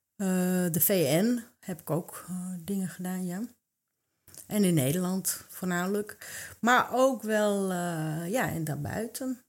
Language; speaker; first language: Dutch; early bilingual, other home language; Arabic